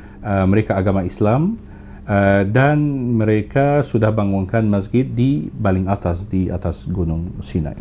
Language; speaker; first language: Indonesian; non-native, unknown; Arabic